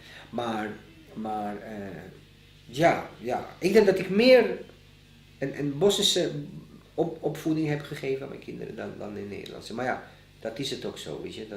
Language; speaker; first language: Dutch; non-native, fluent; Bosnian